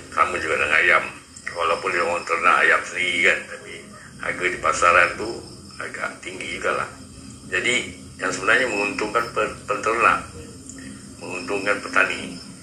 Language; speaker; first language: Malay; native; Malay